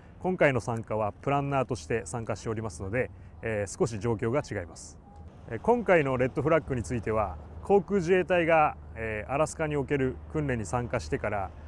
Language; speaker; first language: Japanese; native; Japanese